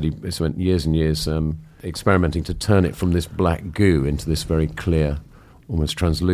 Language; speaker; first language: English; native; English